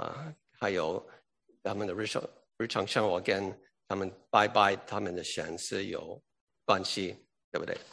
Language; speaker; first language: Chinese; early bilingual, heritage; English